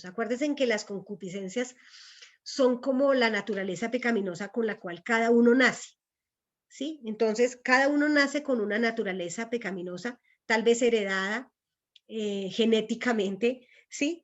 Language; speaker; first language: Spanish; native; Spanish